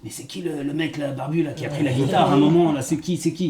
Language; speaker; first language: French; native; French